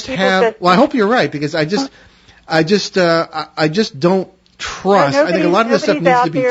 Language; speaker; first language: English; native; English